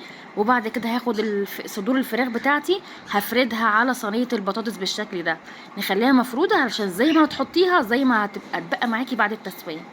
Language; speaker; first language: Arabic; native; Arabic